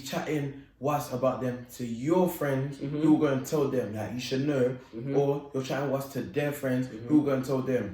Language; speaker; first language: English; native; English